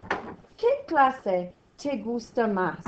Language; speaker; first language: Spanish; non-native, fluent; English